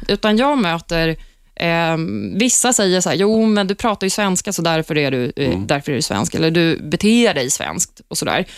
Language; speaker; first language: Swedish; early bilingual, other home language; Turkish